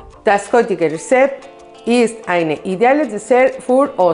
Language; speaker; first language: German; non-native, learner; Spanish